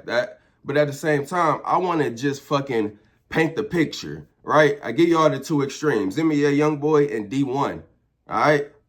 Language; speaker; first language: English; native; English